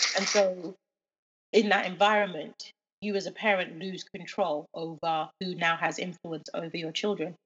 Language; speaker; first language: English; early bilingual, other home language; Yoruba